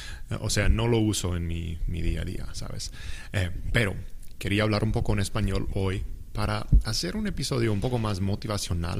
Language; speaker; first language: Spanish; non-native, fluent; English